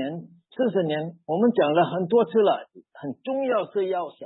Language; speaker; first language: Chinese; early bilingual, heritage; Chinese